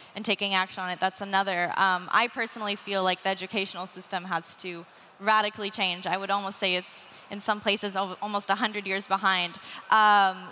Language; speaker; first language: English; native; English